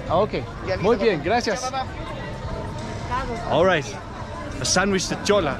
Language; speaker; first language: Spanish; non-native, learner; Danish